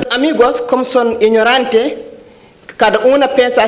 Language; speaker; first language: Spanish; non-native, learner; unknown